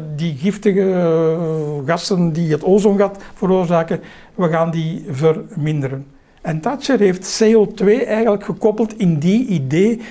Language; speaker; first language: Dutch; native; Dutch